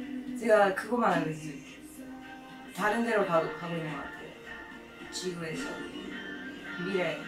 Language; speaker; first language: Korean; non-native, fluent; English